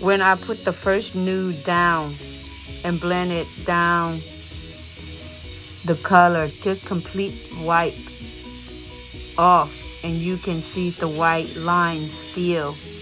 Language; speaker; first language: English; non-native, fluent; Vietnamese